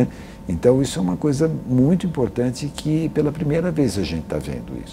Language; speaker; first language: Portuguese; native; Portuguese